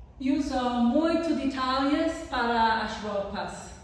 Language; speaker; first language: Portuguese; non-native, learner; English